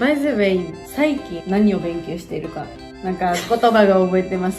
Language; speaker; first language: Japanese; non-native, fluent; Georgian